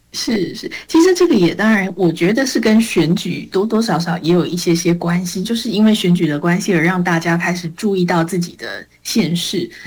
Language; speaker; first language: Chinese; native; Chinese